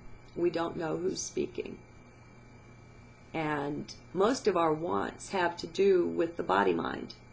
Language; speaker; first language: English; native; English